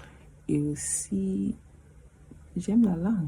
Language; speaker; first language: French; non-native, learner; English